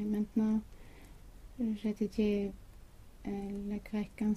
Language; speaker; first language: French; non-native, learner; Swedish